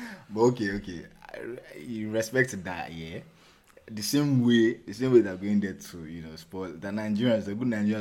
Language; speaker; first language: English; non-native, local second language; Yoruba